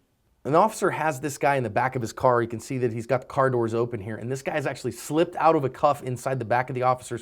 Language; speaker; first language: English; native; English